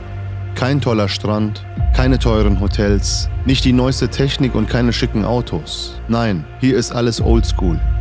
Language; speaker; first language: German; native; German